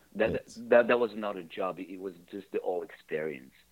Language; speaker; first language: English; non-native, fluent; French